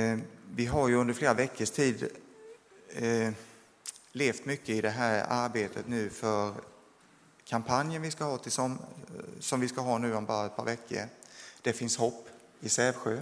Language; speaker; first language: Swedish; native; Swedish